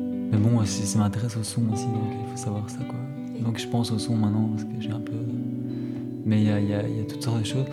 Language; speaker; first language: French; native; French